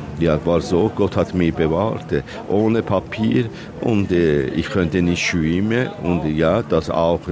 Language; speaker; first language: German; non-native, learner; Persian